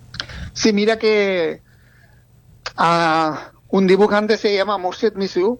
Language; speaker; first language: Spanish; non-native, fluent; Bangla